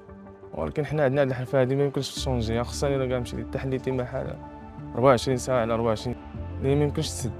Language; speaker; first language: Arabic; native; Arabic